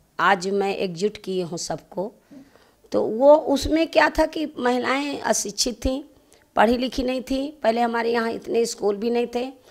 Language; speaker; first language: Hindi; native; Hindi